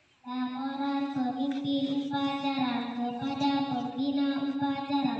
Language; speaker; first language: Indonesian; native; Indonesian